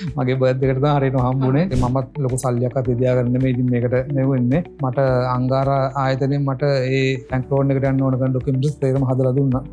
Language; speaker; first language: Sinhala; native; Sinhala